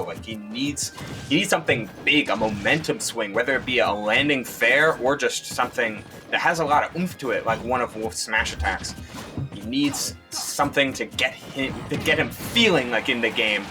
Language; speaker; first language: English; native; English